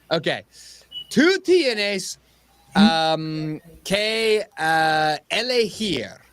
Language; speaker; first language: Spanish; non-native, learner; English